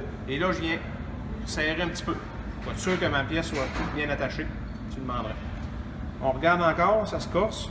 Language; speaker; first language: French; native; French